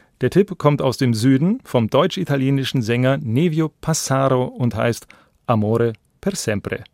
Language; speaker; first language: German; native; German